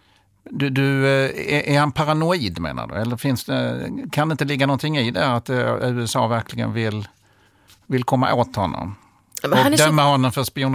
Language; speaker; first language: Swedish; native; Swedish